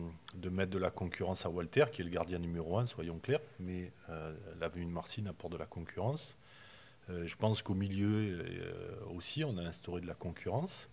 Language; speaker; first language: French; native; French